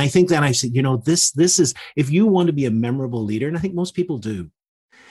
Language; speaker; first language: English; native; English